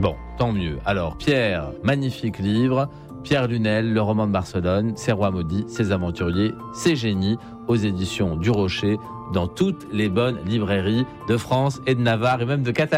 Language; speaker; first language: French; native; French